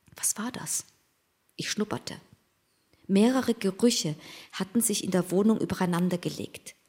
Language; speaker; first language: German; native; German